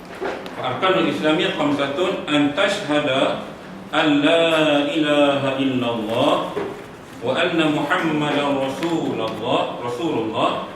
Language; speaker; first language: Arabic; non-native, fluent; Malay